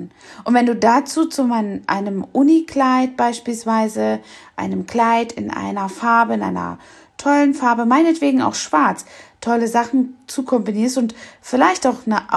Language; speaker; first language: German; native; German